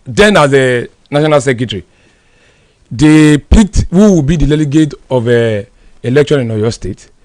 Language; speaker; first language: English; non-native, local second language; Yoruba